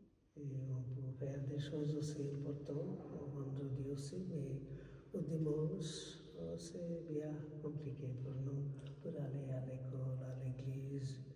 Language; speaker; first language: French; non-native, fluent; Bangla